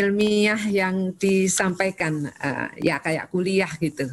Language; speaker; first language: Indonesian; native; Indonesian